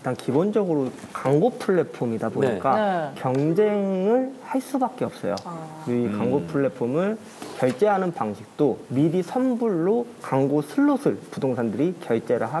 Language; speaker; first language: Korean; native; Korean